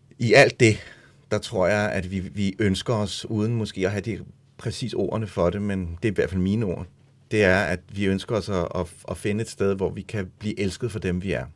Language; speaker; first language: Danish; early bilingual, other home language; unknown